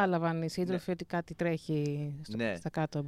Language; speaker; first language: Greek; native; Greek